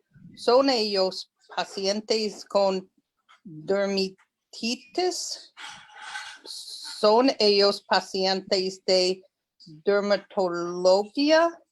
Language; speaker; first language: Spanish; non-native, learner; English